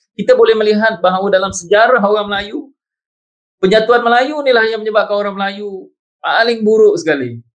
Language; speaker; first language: Malay; native; Malay